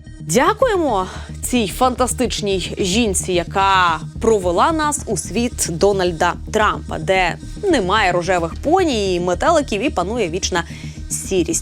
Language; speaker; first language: Ukrainian; native; Ukrainian